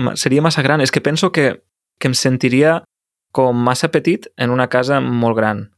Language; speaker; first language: Catalan; native; Catalan